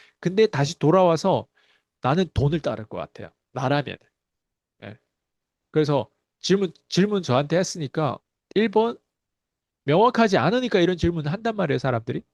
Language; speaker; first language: Korean; early bilingual, heritage; Korean